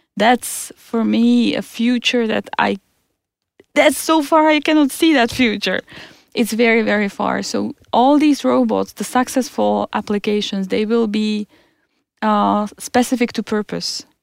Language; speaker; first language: English; non-native, fluent; Czech